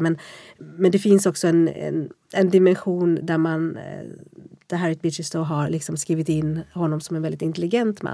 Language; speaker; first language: Swedish; native; Swedish